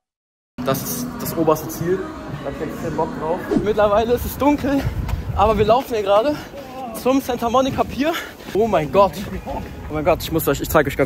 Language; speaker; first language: German; native; German